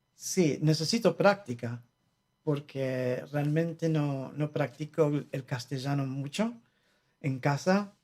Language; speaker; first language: Spanish; early bilingual, heritage; Spanish